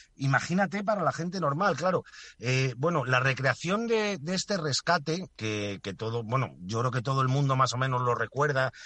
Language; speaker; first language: Spanish; native; Spanish